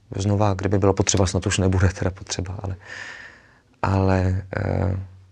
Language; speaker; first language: Czech; native; Czech